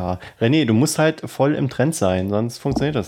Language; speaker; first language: German; native; German